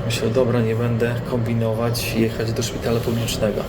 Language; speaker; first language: Polish; native; Polish